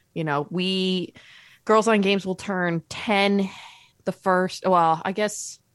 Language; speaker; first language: English; native; English